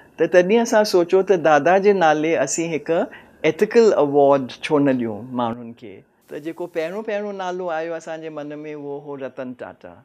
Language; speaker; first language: Sindhi; native; Sindhi